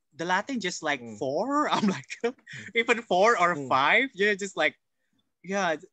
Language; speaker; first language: English; non-native, fluent; Indonesian